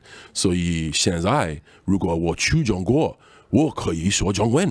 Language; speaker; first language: Chinese; non-native, learner; English